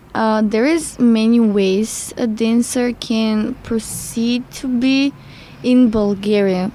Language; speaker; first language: English; non-native, fluent; Bulgarian